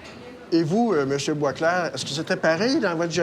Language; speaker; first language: French; native; French